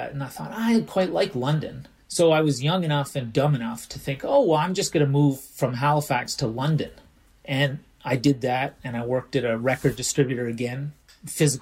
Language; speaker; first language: English; native; English